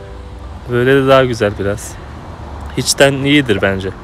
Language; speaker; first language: Turkish; native; Turkish